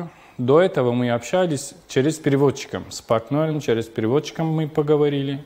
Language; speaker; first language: Russian; non-native, learner; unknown